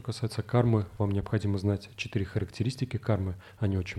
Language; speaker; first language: Russian; native; Russian